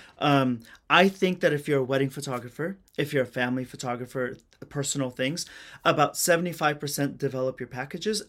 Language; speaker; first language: English; early bilingual, other home language; Persian